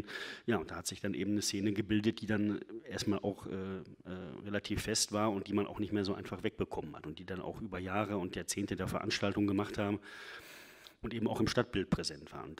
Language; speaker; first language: German; native; German